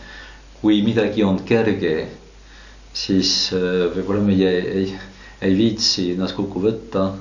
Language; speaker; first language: Estonian; non-native, fluent; French